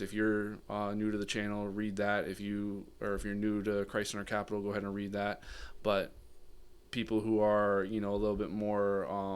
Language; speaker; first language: English; native; English